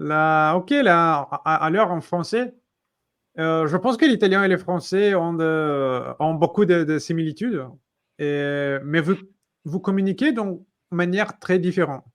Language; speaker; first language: French; non-native, fluent; Portuguese